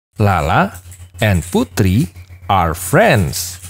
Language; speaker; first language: English; non-native, fluent; Indonesian